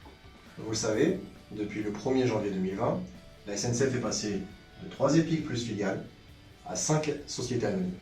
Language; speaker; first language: French; native; French